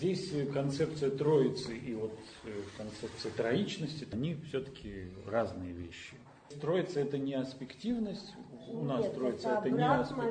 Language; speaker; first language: Russian; native; Russian